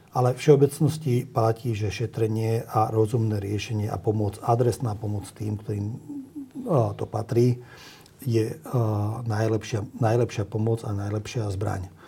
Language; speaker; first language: Slovak; non-native, local second language; Hungarian